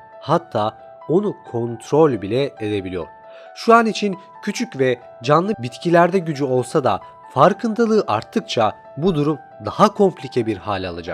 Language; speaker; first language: Turkish; native; Turkish